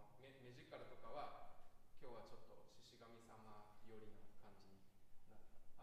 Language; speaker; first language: Japanese; native; Japanese